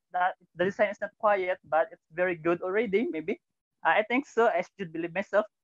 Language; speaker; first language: English; non-native, local second language; Cebuano